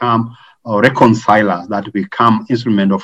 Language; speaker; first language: English; non-native, local second language; Kinyarwanda